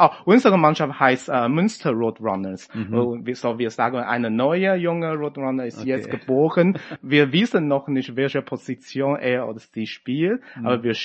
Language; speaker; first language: German; non-native, fluent; Chinese